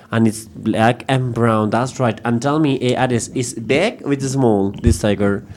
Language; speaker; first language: English; non-native, fluent; Spanish